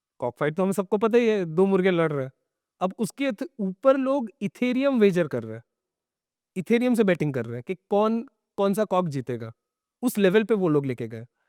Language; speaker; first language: Hindi; non-native, local second language; Bangla